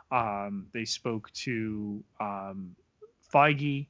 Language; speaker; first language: English; native; English